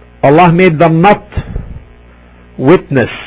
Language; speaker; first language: English; non-native, fluent; Arabic